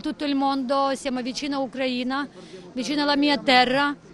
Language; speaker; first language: Italian; non-native, fluent; Ukrainian